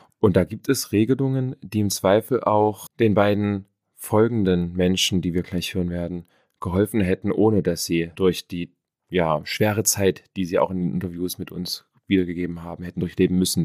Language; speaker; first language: German; native; German